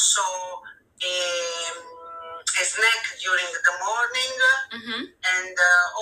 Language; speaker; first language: English; non-native, fluent; Italian